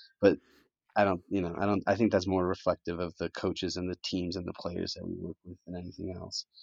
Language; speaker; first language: English; early bilingual, other home language; Spanish